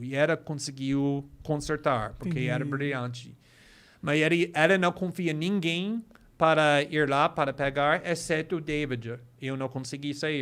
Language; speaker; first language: Portuguese; non-native, fluent; English